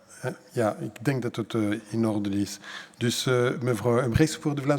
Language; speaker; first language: Dutch; non-native, local second language; French